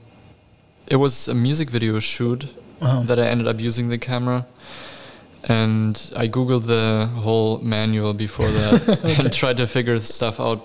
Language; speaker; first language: English; non-native, fluent; German